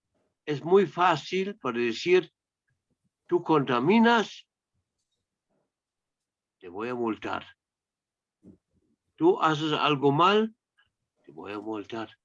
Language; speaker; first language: Spanish; non-native, fluent; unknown